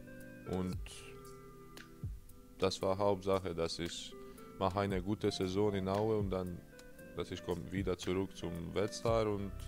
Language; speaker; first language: German; non-native, fluent; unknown